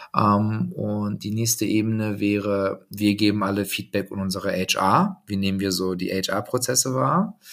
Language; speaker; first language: German; native; German